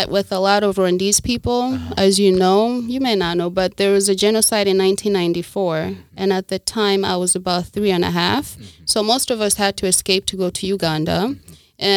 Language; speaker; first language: English; non-native, local second language; Kinyarwanda